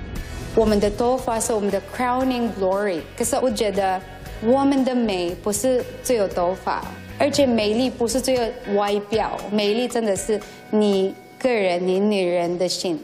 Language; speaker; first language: Chinese; non-native, fluent; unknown